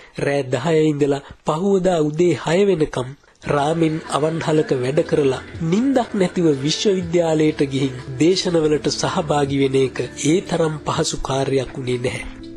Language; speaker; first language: Sinhala; native; Sinhala